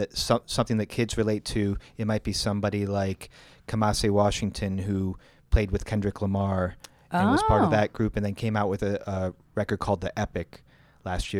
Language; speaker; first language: English; native; English